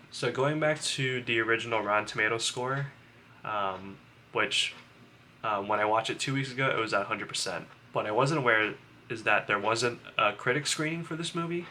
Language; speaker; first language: English; native; English